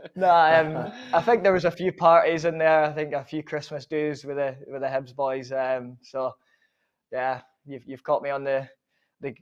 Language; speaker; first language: English; native; English